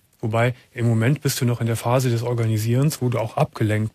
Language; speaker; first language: German; native; German